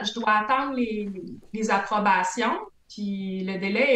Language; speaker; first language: French; native; French